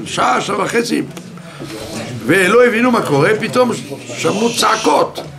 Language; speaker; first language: Hebrew; non-native, fluent; French